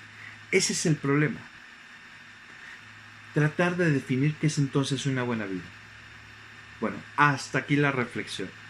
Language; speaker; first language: Spanish; native; Spanish